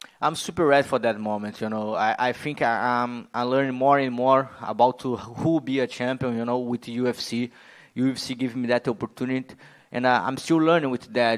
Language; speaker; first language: English; non-native, learner; Portuguese